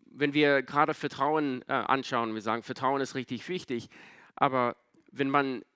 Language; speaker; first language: German; non-native, fluent; English